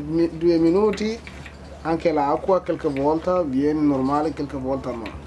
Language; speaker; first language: Italian; non-native, learner; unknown